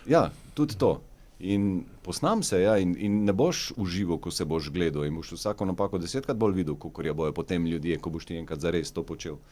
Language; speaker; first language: Slovenian; native; Slovenian